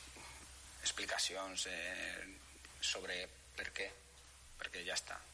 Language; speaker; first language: Catalan; non-native, fluent; Spanish